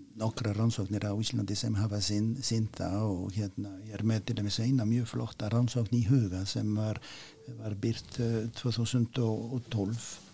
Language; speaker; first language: Icelandic; non-native, fluent; French